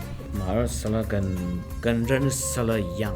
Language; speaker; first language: Chinese; non-native, fluent; Turkmen